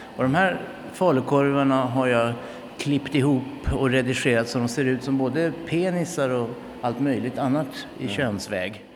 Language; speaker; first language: Swedish; native; Swedish